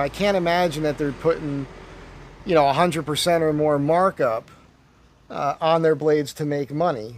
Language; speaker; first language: English; native; English